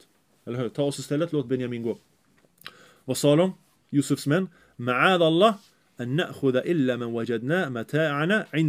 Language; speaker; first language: Swedish; early bilingual, other home language; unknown